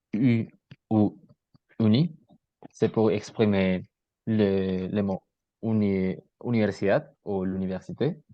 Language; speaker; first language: French; non-native, learner; Spanish